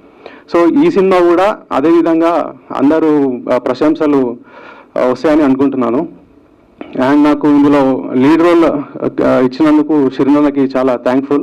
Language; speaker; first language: Telugu; native; Telugu